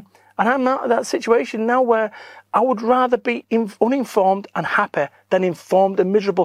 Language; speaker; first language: English; native; English